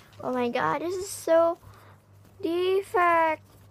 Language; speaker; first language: English; non-native, learner; Indonesian